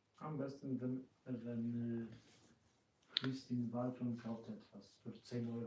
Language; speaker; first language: German; non-native, learner; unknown